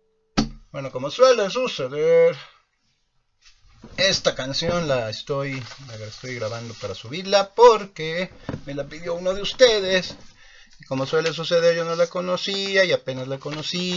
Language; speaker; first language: Spanish; native; Spanish